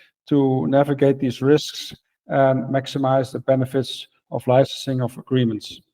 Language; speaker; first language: English; non-native, fluent; Dutch